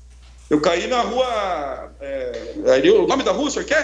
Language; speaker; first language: Portuguese; native; Portuguese